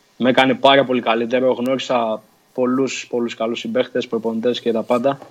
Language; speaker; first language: Greek; early bilingual, other home language; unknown